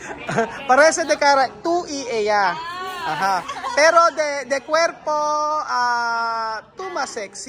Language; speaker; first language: Spanish; non-native, learner; Filipino